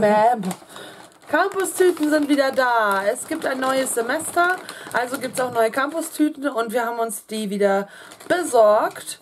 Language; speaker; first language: German; native; German